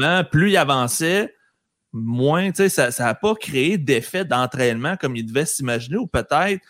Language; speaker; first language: French; native; French